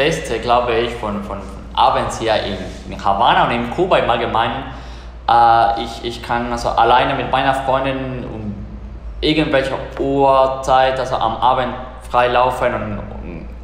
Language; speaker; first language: German; non-native, fluent; Spanish